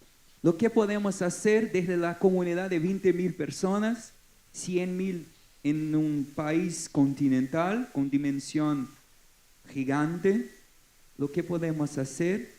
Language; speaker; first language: Spanish; non-native, fluent; Portuguese